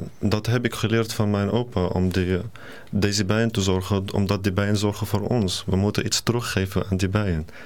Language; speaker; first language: Dutch; non-native, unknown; Arabic